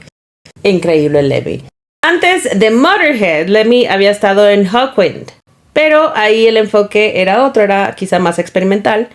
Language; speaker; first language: Spanish; native; Spanish